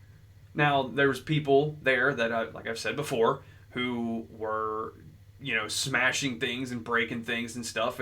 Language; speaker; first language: English; native; English